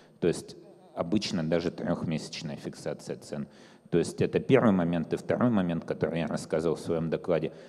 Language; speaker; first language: Russian; native; Russian